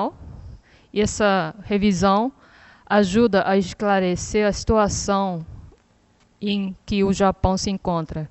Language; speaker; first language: Portuguese; non-native, fluent; Japanese